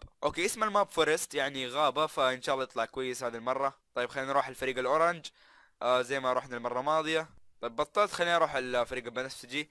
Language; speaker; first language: Arabic; native; Arabic